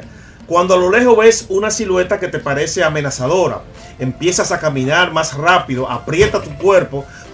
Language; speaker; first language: Spanish; native; Spanish